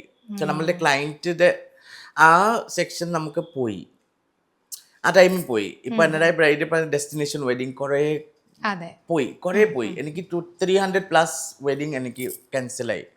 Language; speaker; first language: Malayalam; non-native, learner; Assamese